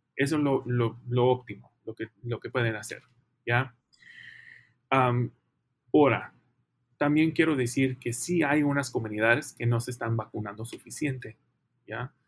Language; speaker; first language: Spanish; early bilingual, heritage; Spanish